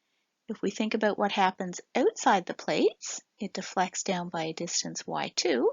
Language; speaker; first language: English; native; English